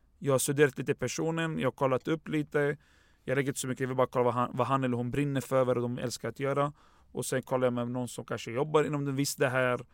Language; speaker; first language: Swedish; early bilingual, other home language; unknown